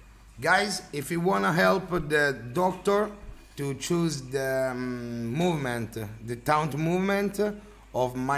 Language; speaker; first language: English; non-native, learner; Italian